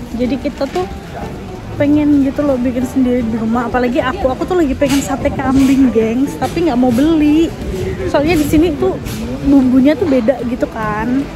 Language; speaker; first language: Indonesian; native; Indonesian